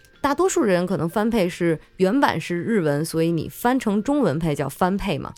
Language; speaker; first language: Chinese; native; Chinese